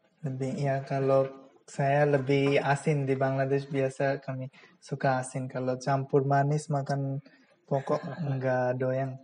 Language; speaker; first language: Indonesian; non-native, fluent; Bangla